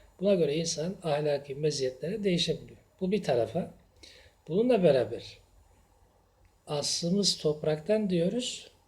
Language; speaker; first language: Turkish; native; Turkish